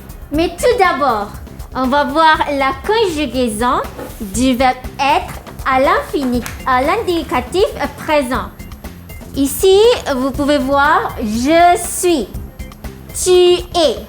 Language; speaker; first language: French; non-native, fluent; Malay